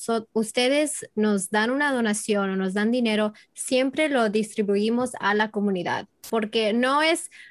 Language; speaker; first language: Spanish; early bilingual, heritage; English